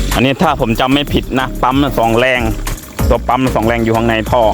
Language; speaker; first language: Thai; non-native, local second language; Northeastern Thai